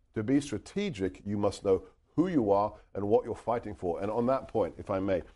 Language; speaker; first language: English; non-native, local second language; Hungarian